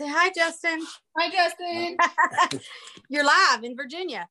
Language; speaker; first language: English; native; English